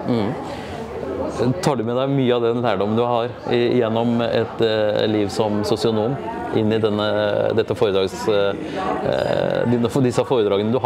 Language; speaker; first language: Norwegian; native; Norwegian